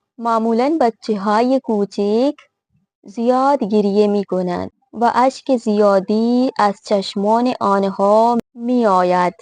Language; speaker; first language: Persian; non-native, fluent; Urdu